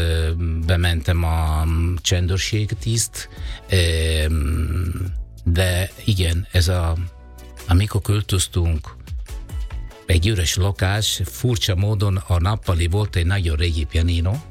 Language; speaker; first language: Hungarian; non-native, learner; Italian